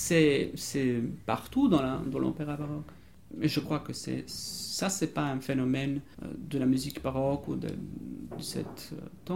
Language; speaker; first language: French; non-native, fluent; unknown